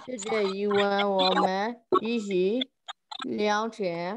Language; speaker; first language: Chinese; non-native, learner; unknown